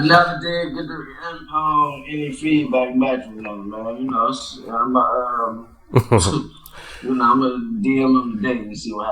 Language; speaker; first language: English; native; English